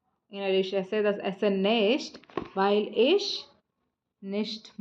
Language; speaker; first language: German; non-native, fluent; Malayalam